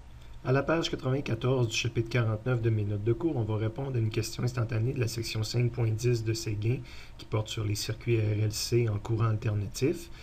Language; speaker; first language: French; native; French